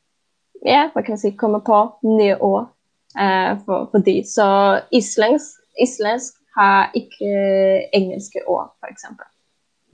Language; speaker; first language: Swedish; non-native, fluent; Polish